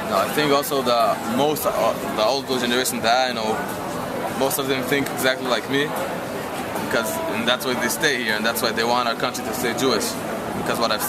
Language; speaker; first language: English; non-native, fluent; Hebrew